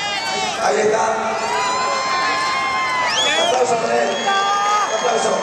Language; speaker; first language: Spanish; native; Spanish